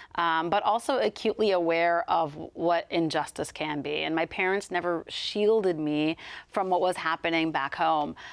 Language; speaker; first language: English; native; English